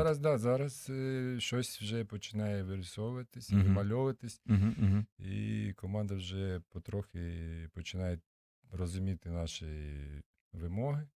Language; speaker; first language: Ukrainian; non-native, local second language; Russian